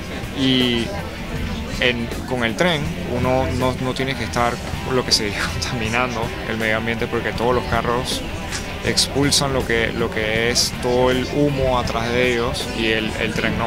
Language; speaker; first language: Spanish; native; Spanish